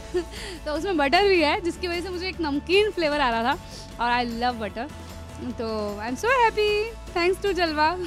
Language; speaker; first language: Hindi; native; Hindi